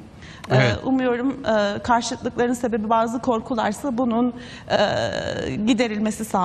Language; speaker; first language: Turkish; native; Turkish